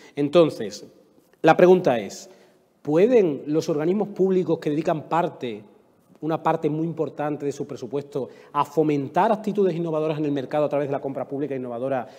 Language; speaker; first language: Spanish; native; Spanish